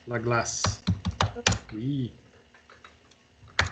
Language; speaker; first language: French; non-native, learner; Portuguese